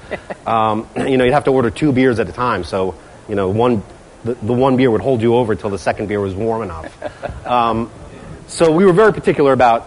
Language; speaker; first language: English; native; English